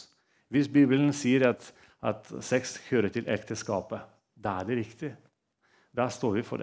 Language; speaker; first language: Norwegian; non-native, fluent; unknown